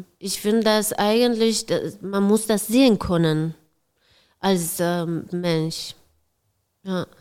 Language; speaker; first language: German; non-native, fluent; Persian